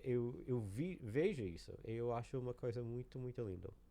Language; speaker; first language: Portuguese; non-native, learner; English